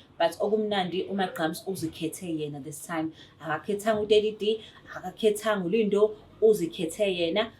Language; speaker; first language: Zulu; native; Zulu